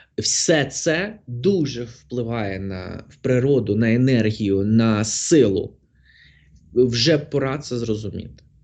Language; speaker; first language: Ukrainian; non-native, local second language; Russian